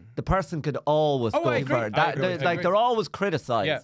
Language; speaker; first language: English; native; English